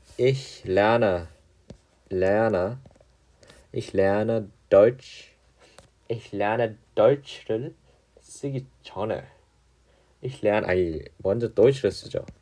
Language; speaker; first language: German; non-native, fluent; Korean